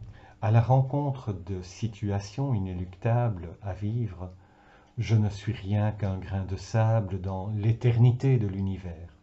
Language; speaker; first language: French; native; French